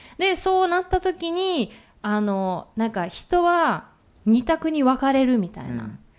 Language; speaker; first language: Japanese; early bilingual, other home language; Russian